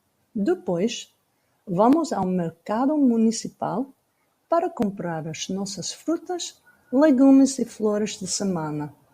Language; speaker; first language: Portuguese; non-native, learner; English